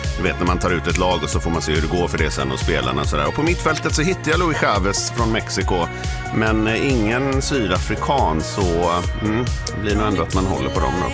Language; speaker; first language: Swedish; native; Swedish